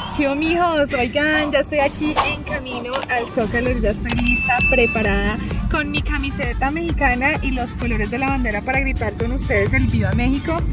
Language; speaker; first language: Spanish; native; Spanish